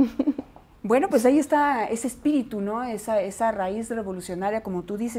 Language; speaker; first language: Spanish; native; Spanish